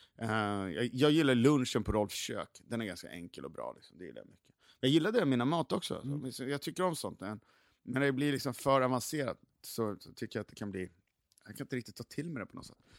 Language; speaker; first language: Swedish; native; Swedish